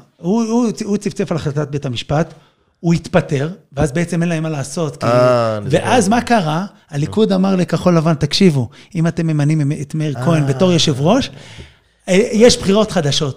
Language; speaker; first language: Hebrew; native; Hebrew